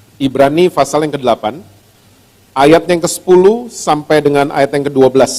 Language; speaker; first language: Indonesian; native; Indonesian